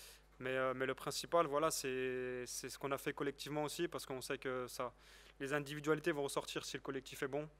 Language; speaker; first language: French; native; French